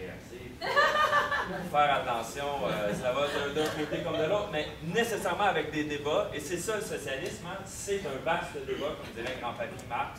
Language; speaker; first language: French; native; French